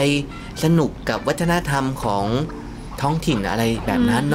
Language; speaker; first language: Thai; native; Thai